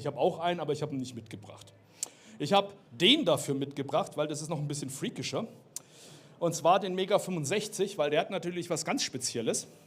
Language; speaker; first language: German; native; German